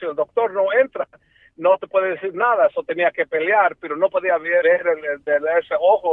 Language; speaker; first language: Spanish; early bilingual, heritage; Spanish